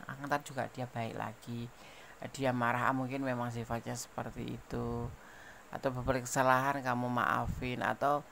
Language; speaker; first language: Indonesian; native; Indonesian